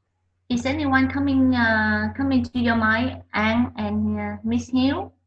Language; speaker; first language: English; non-native, learner; Vietnamese